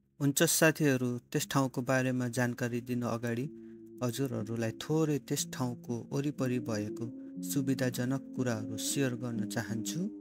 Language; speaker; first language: Nepali; native; Nepali